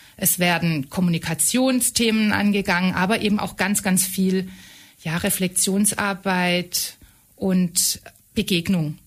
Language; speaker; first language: German; native; German